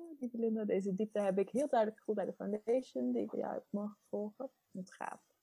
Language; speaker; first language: Dutch; native; Dutch